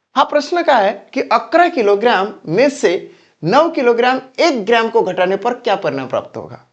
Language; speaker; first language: Hindi; non-native, local second language; Marathi